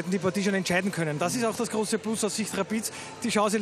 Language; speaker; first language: German; native; German